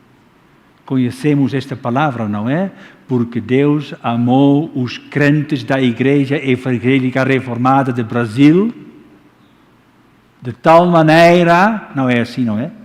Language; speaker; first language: Portuguese; non-native, fluent; Dutch